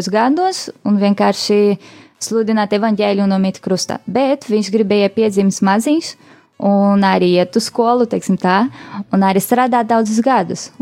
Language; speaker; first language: Latvian; non-native, fluent; Portuguese